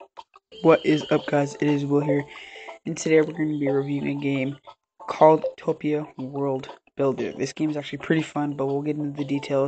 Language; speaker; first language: English; native; English